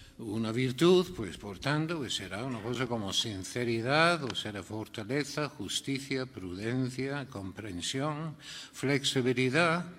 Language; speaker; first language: Spanish; non-native, fluent; English